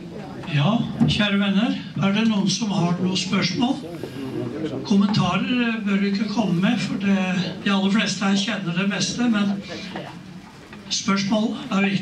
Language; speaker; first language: Norwegian; native; Norwegian